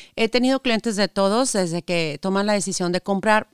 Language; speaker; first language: Spanish; native; Spanish